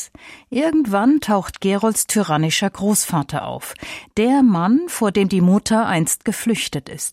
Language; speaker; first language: German; native; German